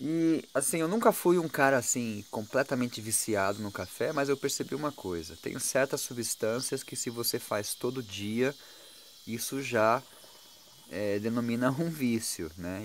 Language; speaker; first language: Portuguese; native; Portuguese